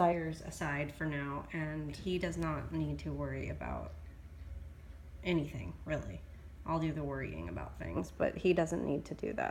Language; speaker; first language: English; native; English